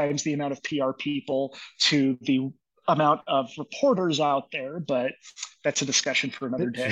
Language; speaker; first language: English; native; English